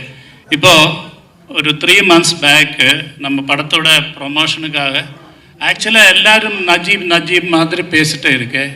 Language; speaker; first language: Tamil; non-native, learner; Malayalam